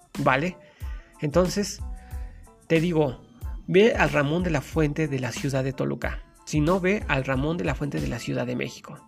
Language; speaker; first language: Spanish; native; Spanish